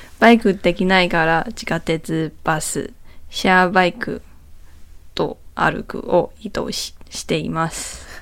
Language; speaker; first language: Japanese; non-native, learner; Chinese